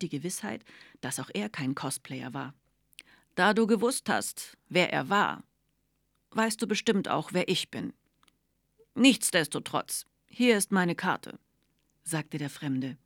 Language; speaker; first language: German; native; German